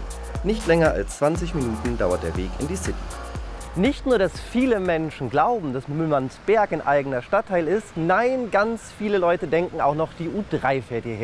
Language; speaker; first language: German; native; German